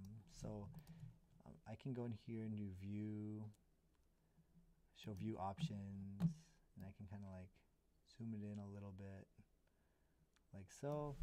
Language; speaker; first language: English; native; English